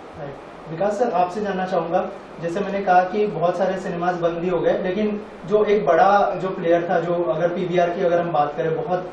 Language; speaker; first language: Hindi; native; Hindi